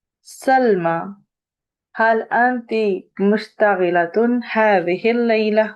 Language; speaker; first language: Arabic; non-native, fluent; Urdu